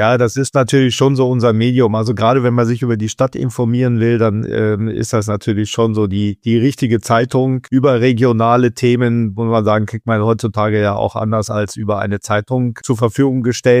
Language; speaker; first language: German; native; German